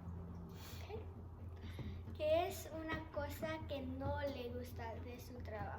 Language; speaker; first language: Spanish; non-native, learner; English